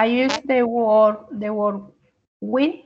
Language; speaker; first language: English; non-native, learner; Spanish